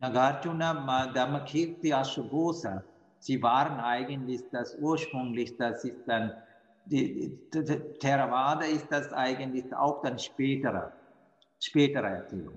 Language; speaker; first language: German; non-native, fluent; Sinhala